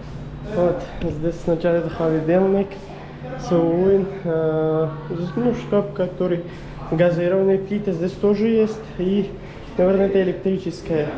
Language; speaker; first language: Russian; non-native, learner; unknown